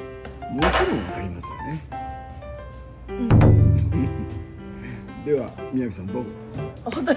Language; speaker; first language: Japanese; native; Japanese